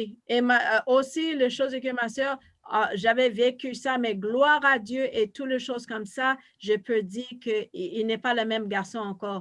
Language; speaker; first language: French; non-native, fluent; English